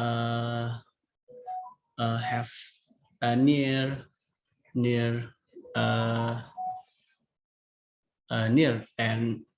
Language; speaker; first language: English; non-native, learner; Indonesian